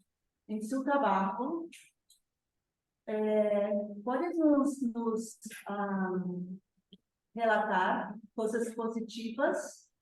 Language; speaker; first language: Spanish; non-native, fluent; Portuguese